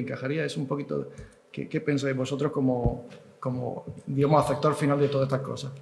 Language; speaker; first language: Spanish; native; Spanish